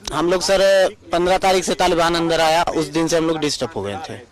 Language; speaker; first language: Hindi; native; Hindi